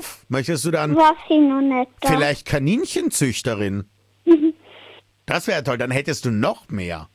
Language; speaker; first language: German; native; German